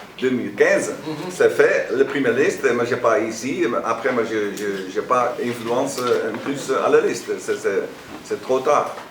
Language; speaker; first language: French; non-native, learner; Dutch